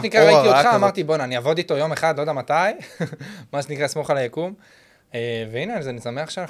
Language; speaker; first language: Hebrew; native; Hebrew